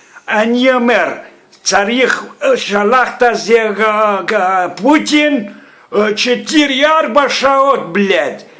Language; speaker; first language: Hebrew; non-native, learner; Russian